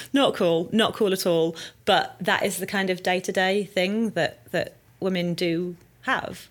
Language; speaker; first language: English; native; English